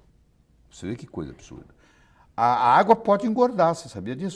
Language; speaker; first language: Portuguese; native; Portuguese